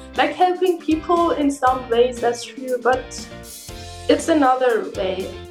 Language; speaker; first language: English; non-native, fluent; Persian